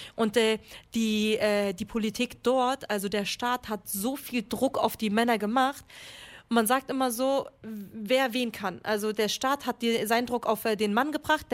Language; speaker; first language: German; early bilingual, other home language; Kurdish